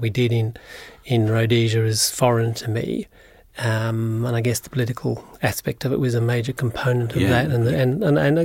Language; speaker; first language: English; native; English